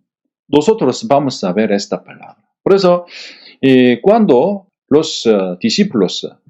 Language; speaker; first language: Spanish; non-native, fluent; Korean